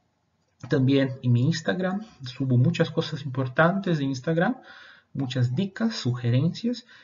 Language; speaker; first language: Spanish; non-native, fluent; Portuguese